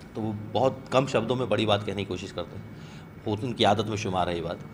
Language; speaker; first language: Hindi; native; Hindi